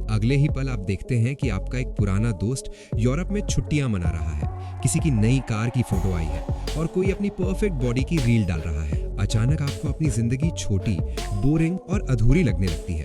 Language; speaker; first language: Hindi; native; Hindi